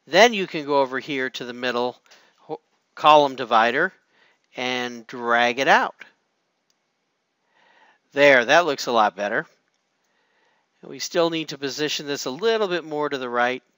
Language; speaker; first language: English; native; English